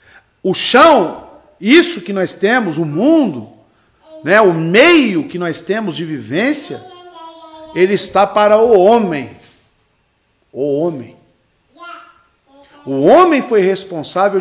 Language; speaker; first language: Portuguese; native; Portuguese